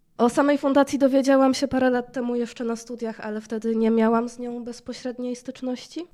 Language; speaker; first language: Polish; native; Polish